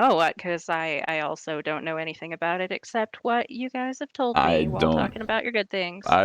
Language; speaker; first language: English; native; English